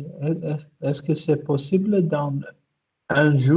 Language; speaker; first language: French; non-native, learner; Arabic